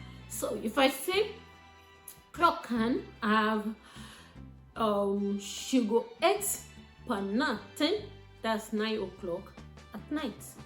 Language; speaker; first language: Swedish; non-native, learner; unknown